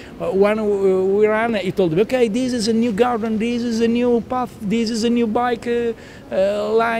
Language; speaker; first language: English; non-native, learner; Italian